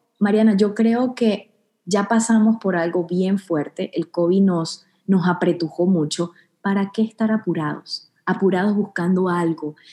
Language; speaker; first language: Spanish; native; Spanish